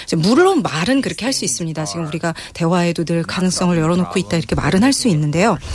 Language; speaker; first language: Korean; non-native, fluent; English